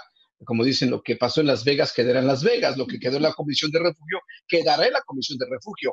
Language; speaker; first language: Spanish; native; Spanish